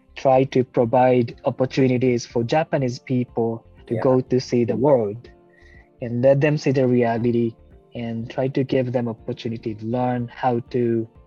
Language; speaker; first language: English; non-native, fluent; Japanese